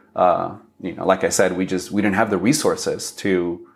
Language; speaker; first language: English; early bilingual, other home language; Spanish